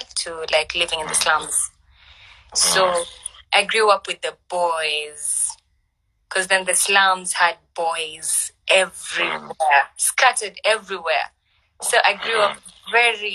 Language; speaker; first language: English; non-native, local second language; Swahili